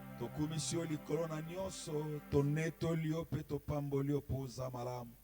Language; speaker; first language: Lingala; native; Lingala